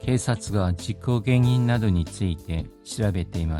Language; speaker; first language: Japanese; non-native, fluent; Korean